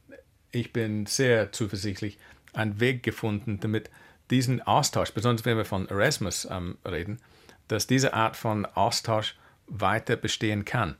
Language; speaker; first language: German; non-native, fluent; English